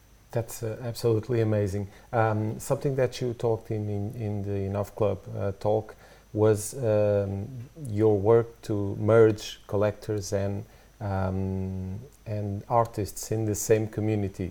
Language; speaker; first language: English; non-native, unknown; Portuguese